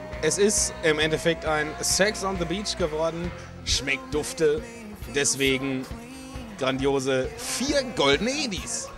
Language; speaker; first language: German; native; German